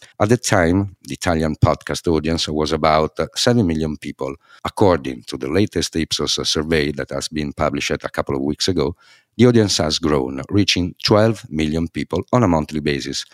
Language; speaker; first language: English; non-native, fluent; Italian